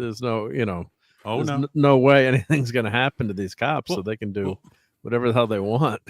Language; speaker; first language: English; native; English